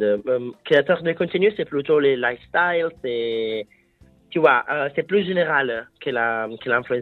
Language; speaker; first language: French; non-native, fluent; Italian